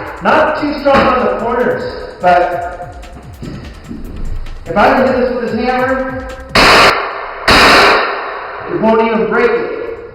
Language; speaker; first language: English; native; English